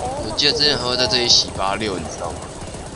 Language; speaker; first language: Chinese; native; Chinese